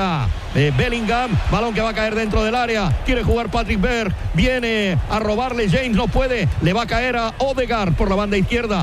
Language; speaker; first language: Spanish; native; Spanish